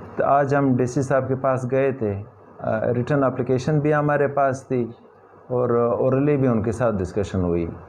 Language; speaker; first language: Urdu; non-native, local second language; Pashto